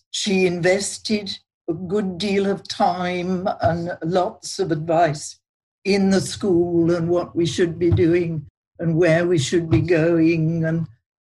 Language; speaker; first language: English; native; English